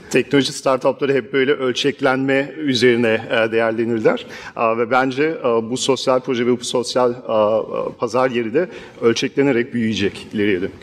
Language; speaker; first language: Turkish; non-native, fluent; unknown